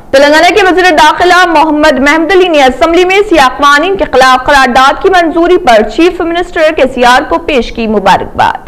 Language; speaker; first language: Urdu; native; Urdu